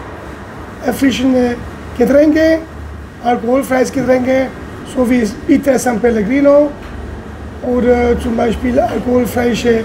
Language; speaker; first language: German; non-native, fluent; Italian